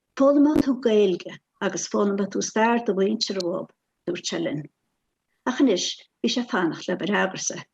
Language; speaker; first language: Irish; native; Irish